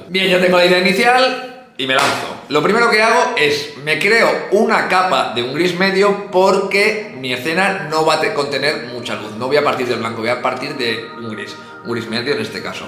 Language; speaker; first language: Spanish; native; Spanish